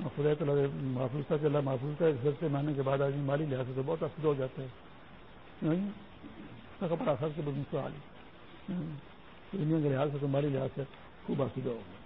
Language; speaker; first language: Urdu; non-native, local second language; Pashto